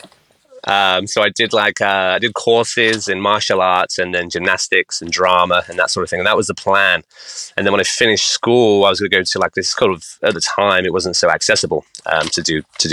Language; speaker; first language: English; native; English